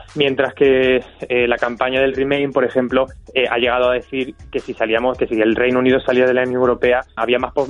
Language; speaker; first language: Spanish; native; Spanish